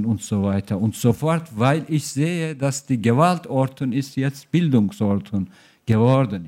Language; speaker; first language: German; non-native, fluent; Turkish